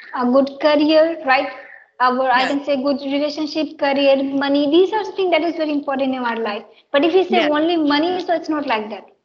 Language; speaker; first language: English; non-native, local second language; Hindi